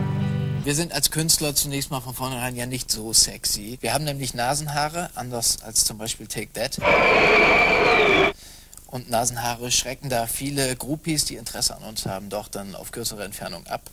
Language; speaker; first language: German; native; German